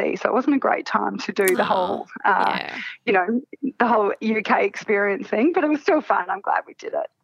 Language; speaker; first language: English; native; English